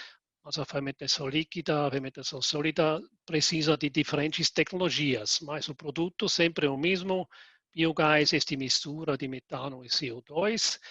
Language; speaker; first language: Portuguese; non-native, fluent; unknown